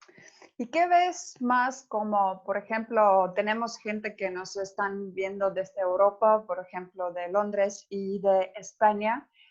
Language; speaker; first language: Spanish; non-native, fluent; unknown